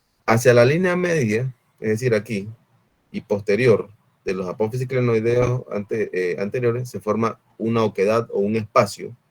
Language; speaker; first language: Spanish; native; Spanish